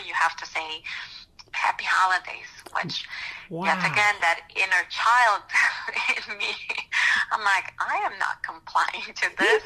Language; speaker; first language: English; non-native, fluent; Romanian